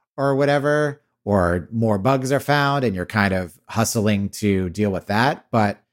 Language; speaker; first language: English; native; English